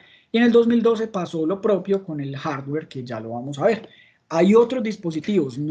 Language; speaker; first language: Spanish; native; Spanish